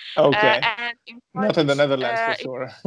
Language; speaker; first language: English; non-native, fluent; Arabic